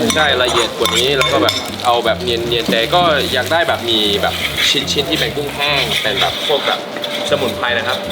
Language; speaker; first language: Thai; non-native, fluent; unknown